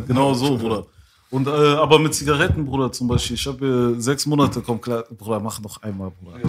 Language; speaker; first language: German; early bilingual, other home language; French